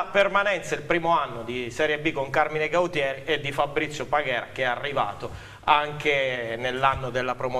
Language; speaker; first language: Italian; native; Italian